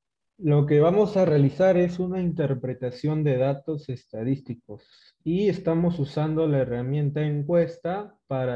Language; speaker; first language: Spanish; native; Spanish